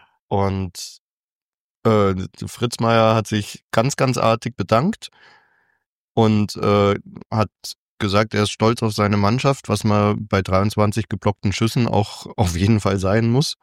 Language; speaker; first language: German; native; German